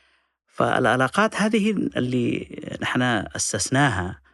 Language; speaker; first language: Arabic; non-native, fluent; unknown